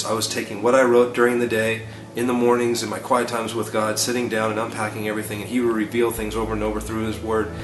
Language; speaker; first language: English; native; English